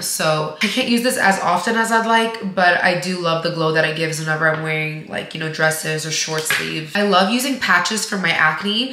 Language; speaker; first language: English; native; English